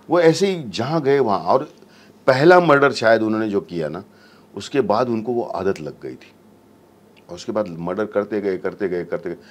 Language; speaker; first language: Hindi; non-native, local second language; Marathi